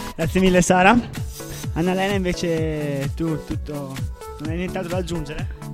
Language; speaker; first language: Italian; native; Italian